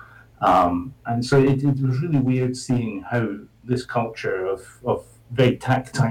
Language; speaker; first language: English; native; English